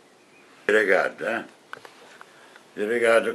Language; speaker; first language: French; non-native, learner; Italian